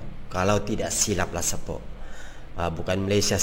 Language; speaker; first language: Malay; native; Malay